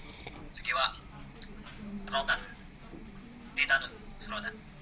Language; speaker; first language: Japanese; non-native, learner; Indonesian